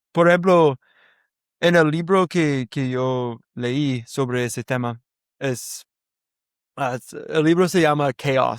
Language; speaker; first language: Spanish; non-native, learner; English